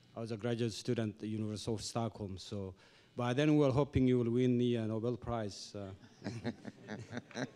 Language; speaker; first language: English; non-native, fluent; Oromo